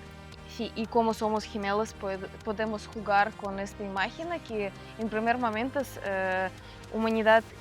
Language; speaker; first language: Spanish; non-native, fluent; Russian